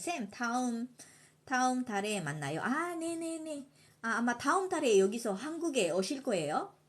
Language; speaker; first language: Korean; non-native, fluent; Filipino